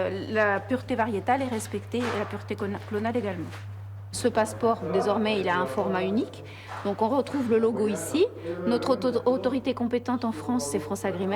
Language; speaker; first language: French; native; French